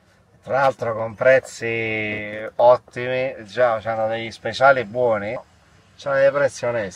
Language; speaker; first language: Italian; native; Italian